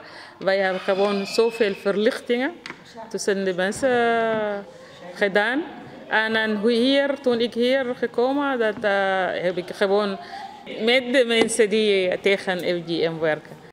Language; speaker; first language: Dutch; non-native, learner; Arabic